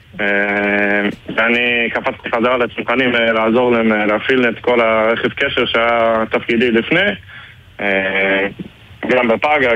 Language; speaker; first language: Hebrew; non-native, fluent; English